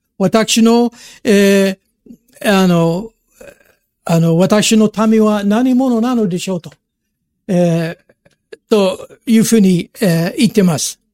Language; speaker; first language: Japanese; non-native, fluent; English